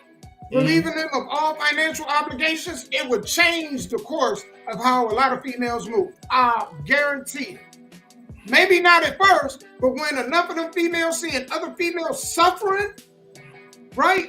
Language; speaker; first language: English; native; English